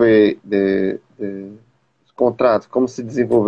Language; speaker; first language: French; non-native, learner; Portuguese